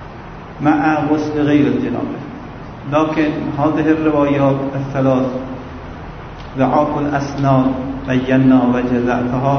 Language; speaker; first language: Arabic; non-native, fluent; Persian